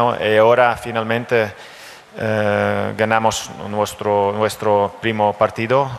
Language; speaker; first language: Spanish; non-native, learner; Dutch